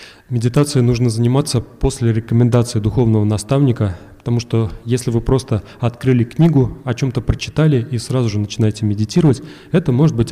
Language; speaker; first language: Russian; native; Russian